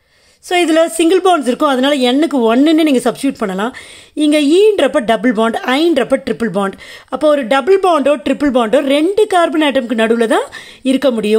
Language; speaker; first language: Tamil; native; Tamil